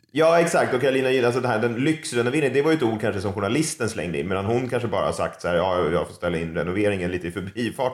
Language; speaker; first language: Swedish; native; Swedish